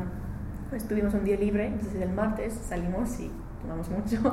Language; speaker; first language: Spanish; non-native, learner; English